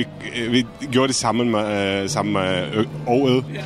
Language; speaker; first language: Danish; non-native, fluent; Czech